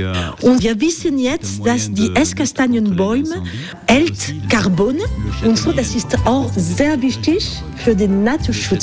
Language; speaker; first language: German; non-native, fluent; French